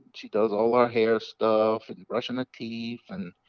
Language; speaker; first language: English; native; English